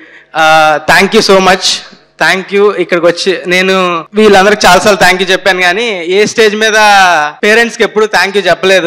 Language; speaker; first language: Telugu; native; Telugu